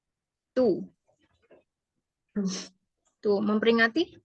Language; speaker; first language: Indonesian; native; Indonesian